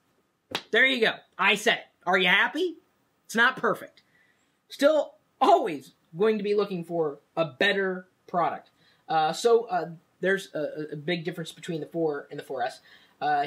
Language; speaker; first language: English; native; English